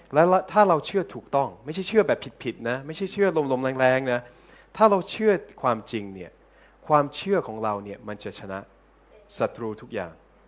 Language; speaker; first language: Thai; non-native, fluent; English